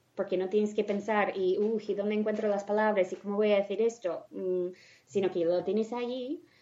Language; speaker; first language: Spanish; non-native, fluent; English